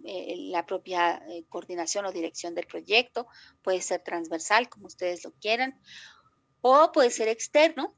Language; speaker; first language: Spanish; native; Spanish